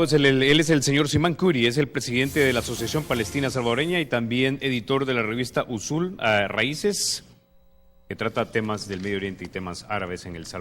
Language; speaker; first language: Spanish; native; Spanish